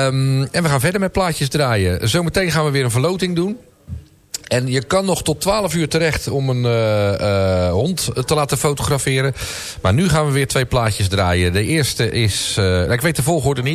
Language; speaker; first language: Dutch; native; Dutch